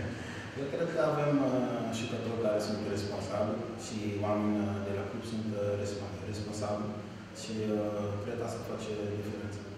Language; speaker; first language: Romanian; non-native, learner; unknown